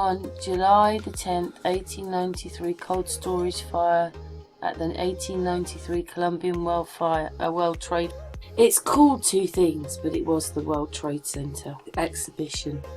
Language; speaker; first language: English; native; English